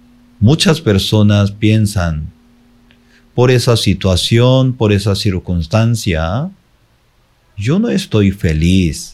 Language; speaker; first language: Spanish; non-native, fluent; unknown